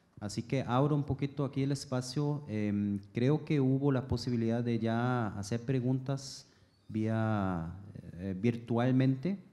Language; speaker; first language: Spanish; non-native, fluent; German